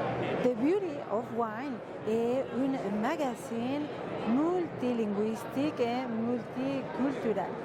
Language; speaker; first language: French; non-native, fluent; Spanish